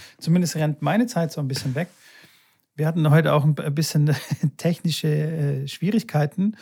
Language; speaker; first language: German; early bilingual, other home language; Bulgarian